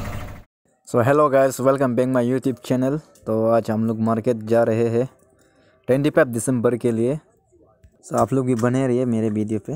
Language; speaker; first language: Hindi; non-native, local second language; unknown